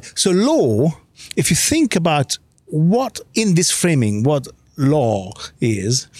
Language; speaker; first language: English; non-native, fluent; Hungarian